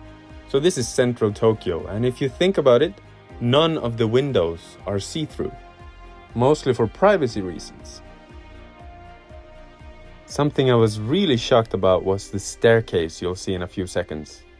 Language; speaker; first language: English; non-native, fluent; Swedish